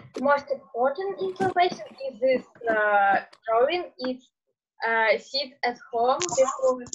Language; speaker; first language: English; non-native, learner; Russian